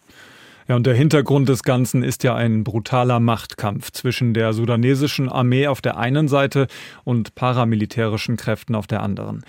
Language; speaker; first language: German; native; German